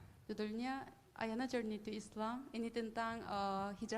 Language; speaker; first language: Indonesian; non-native, fluent; Korean